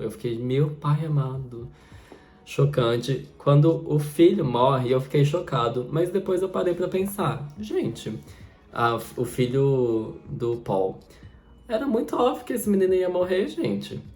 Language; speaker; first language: Portuguese; native; Portuguese